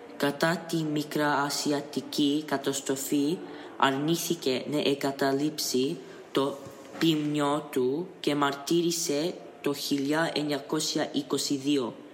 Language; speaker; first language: Greek; early bilingual, heritage; Greek